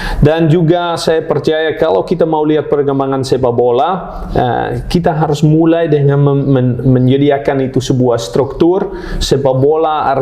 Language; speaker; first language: Indonesian; non-native, fluent; Dutch